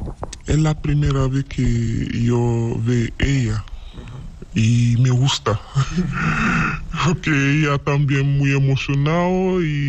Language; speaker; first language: Spanish; non-native, learner; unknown